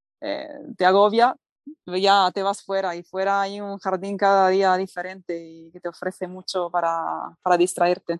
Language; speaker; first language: Spanish; non-native, fluent; Italian